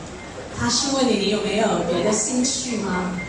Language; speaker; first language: Chinese; early bilingual, heritage; Chinese